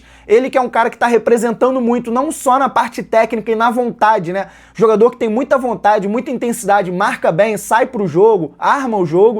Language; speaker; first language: Portuguese; native; Portuguese